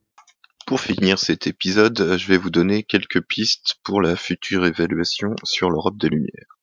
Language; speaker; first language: French; native; French